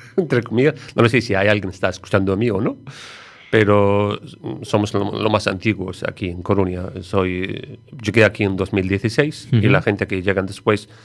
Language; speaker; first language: Spanish; non-native, fluent; Arabic